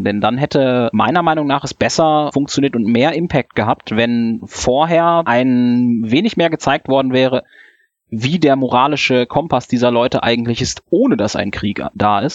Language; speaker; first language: German; native; German